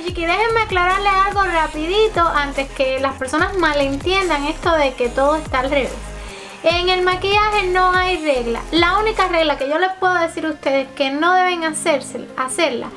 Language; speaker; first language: Spanish; native; Spanish